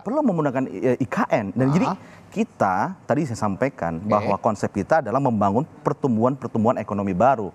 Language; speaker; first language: Indonesian; native; Indonesian